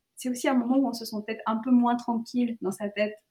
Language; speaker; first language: French; early bilingual, other home language; Sinhala